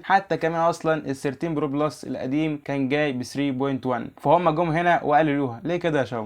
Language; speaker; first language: Arabic; native; Arabic